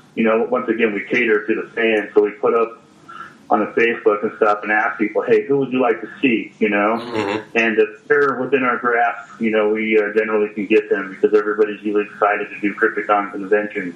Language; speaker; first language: English; native; English